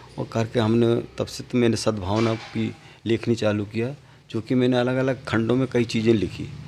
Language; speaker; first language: Hindi; native; Hindi